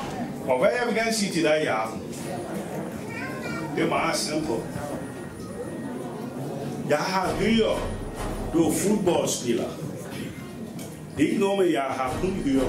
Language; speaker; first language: Danish; non-native, fluent; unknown